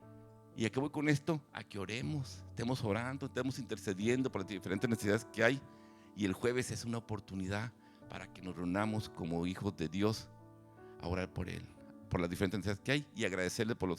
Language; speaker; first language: Spanish; native; Spanish